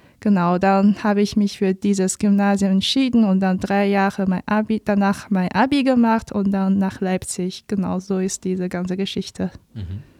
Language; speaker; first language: German; non-native, fluent; Chinese